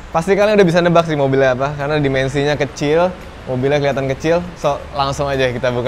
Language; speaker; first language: Indonesian; native; Indonesian